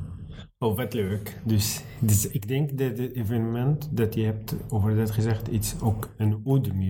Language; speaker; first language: Dutch; non-native, learner; Arabic